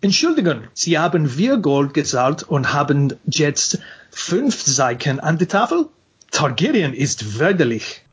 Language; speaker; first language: German; non-native, learner; English